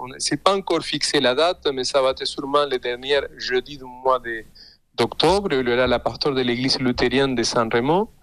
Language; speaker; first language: French; non-native, fluent; Spanish